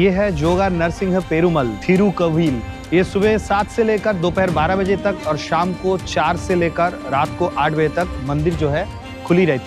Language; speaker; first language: Hindi; non-native, local second language; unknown